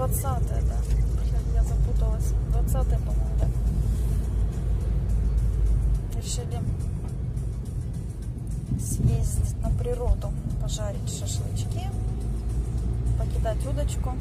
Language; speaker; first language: Russian; native; Russian